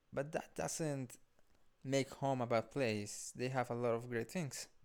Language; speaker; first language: English; non-native, fluent; Spanish